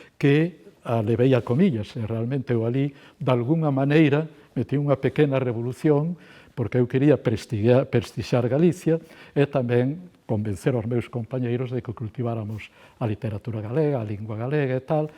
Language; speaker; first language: Galician; native; Galician